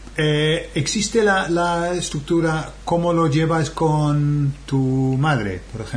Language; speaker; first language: Spanish; non-native, fluent; English